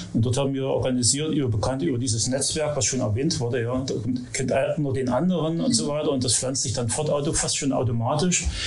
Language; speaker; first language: German; native; German